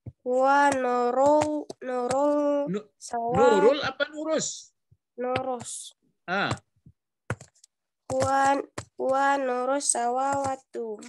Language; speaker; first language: Arabic; non-native, learner; Indonesian